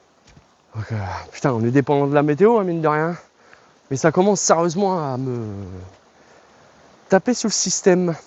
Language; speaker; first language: French; native; French